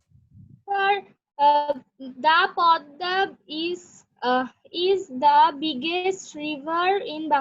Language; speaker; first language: English; non-native, learner; Bangla